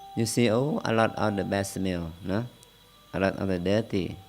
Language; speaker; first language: English; non-native, learner; Thai